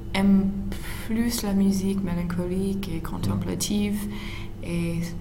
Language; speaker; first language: French; non-native, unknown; English